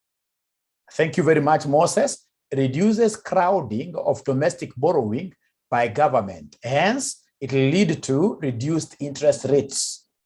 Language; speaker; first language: English; non-native, local second language; Swahili